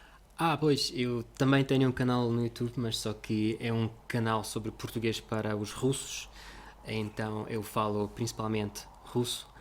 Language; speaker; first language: Portuguese; non-native, fluent; Russian